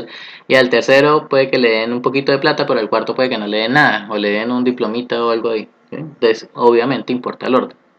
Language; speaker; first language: Spanish; native; Spanish